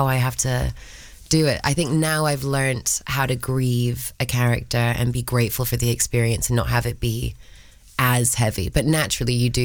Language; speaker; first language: English; early bilingual, other home language; Spanish